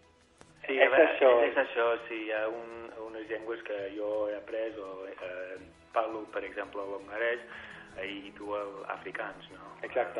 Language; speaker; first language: Catalan; non-native, fluent; English